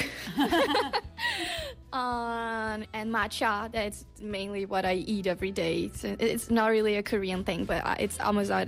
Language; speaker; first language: English; non-native, fluent; Portuguese